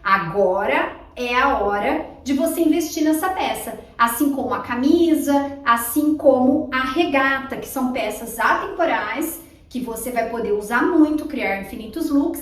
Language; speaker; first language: Portuguese; native; Portuguese